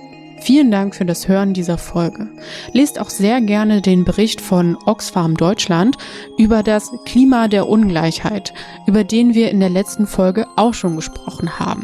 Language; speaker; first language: German; native; German